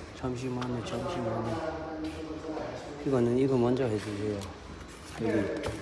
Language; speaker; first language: Korean; non-native, learner; Nepali